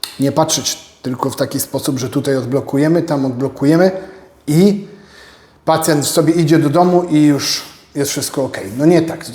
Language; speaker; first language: Polish; native; Polish